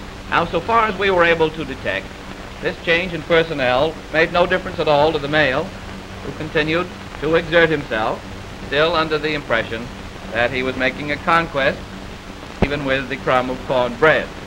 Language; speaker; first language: English; native; English